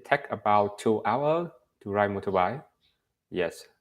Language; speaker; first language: English; non-native, learner; Vietnamese